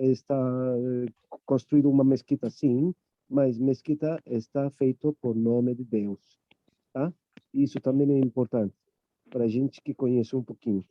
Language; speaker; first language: Portuguese; non-native, learner; Turkish